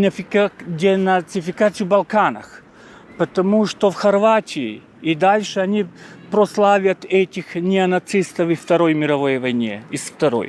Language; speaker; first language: Russian; non-native, fluent; Serbian